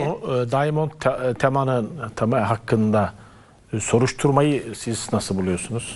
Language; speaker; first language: Turkish; native; Turkish